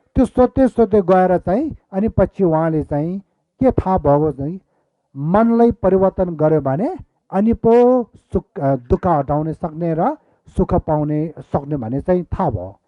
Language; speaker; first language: Nepali; non-native, local second language; Eastern Tamang